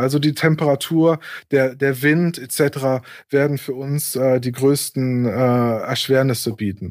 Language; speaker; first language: German; native; German